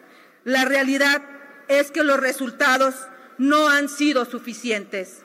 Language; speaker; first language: Spanish; native; Spanish